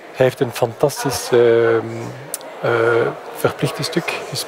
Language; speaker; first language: Dutch; non-native, fluent; French